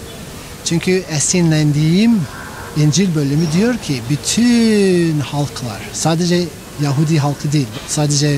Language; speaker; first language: Turkish; non-native, fluent; English